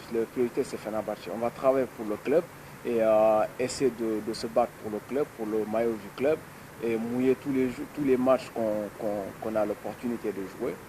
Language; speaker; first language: French; non-native, local second language; Wolof